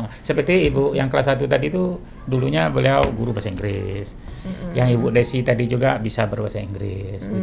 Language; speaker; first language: Indonesian; native; Indonesian